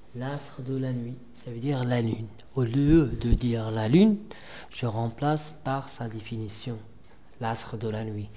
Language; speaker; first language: French; non-native, local second language; Arabic